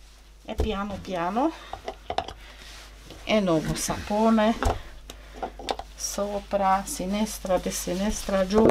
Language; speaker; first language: Italian; non-native, learner; Czech